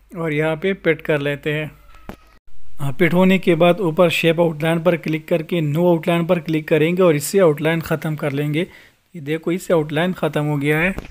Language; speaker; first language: Urdu; non-native, local second language; Pashto